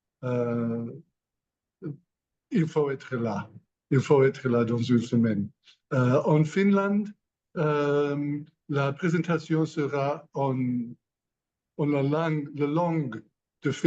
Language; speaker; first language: French; non-native, learner; English